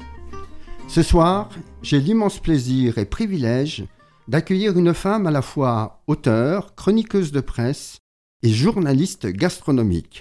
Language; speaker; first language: French; native; French